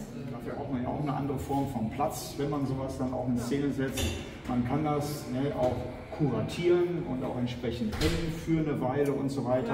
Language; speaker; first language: German; native; German